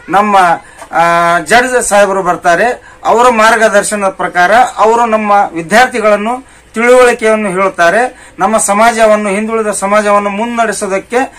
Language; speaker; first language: Kannada; non-native, local second language; Lambadi